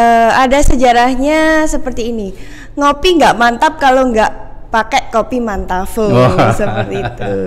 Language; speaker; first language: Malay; non-native, local second language; Javanese